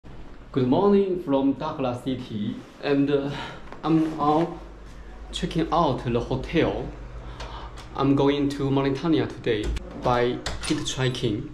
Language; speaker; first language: English; non-native, fluent; Chinese